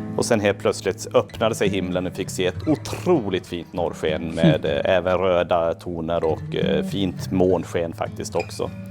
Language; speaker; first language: Swedish; native; Swedish